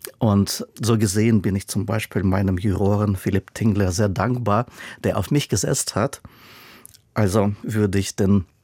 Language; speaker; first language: German; non-native, fluent; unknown